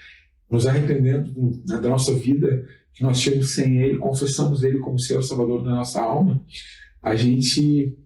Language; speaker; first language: Portuguese; native; Portuguese